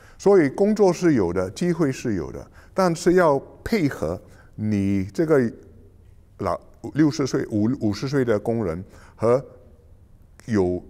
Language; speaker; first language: Chinese; non-native, local second language; English